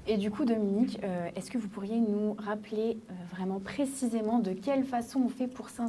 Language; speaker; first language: French; native; French